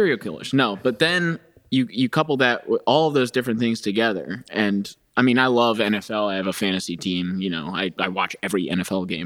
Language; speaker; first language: English; native; English